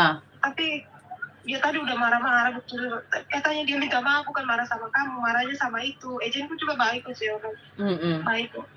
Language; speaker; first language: Indonesian; native; Indonesian